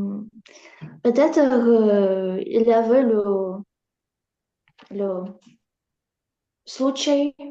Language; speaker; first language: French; non-native, learner; Russian